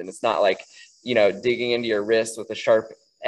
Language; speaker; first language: English; native; English